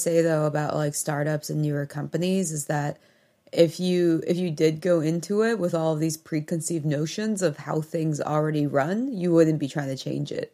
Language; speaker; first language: English; native; English